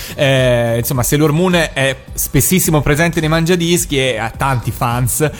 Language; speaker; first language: Italian; native; Italian